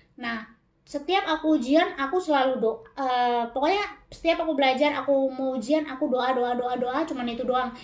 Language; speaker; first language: Indonesian; native; Indonesian